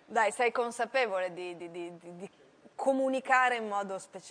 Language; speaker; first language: Italian; native; Italian